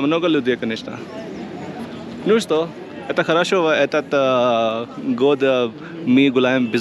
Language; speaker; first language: Russian; non-native, learner; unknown